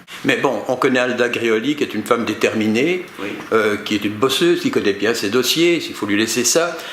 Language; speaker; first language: French; native; French